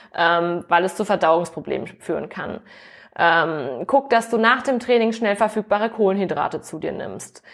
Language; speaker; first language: German; native; German